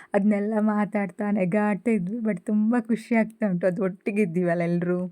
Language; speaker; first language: Kannada; native; Kannada